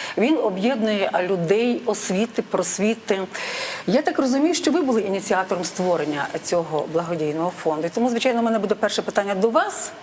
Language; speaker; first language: Ukrainian; native; Ukrainian